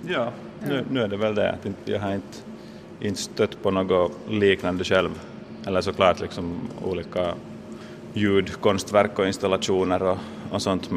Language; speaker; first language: Swedish; native; Swedish